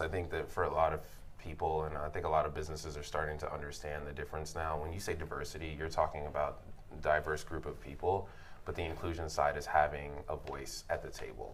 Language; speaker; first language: English; native; English